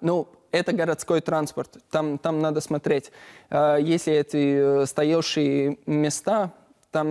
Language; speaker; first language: Russian; non-native, learner; Latvian